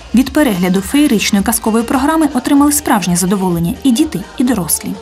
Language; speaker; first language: Ukrainian; native; Ukrainian